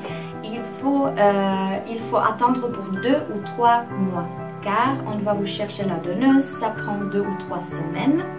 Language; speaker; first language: French; non-native, fluent; Czech